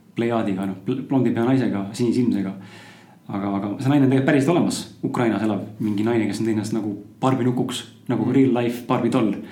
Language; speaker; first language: Estonian; native; Estonian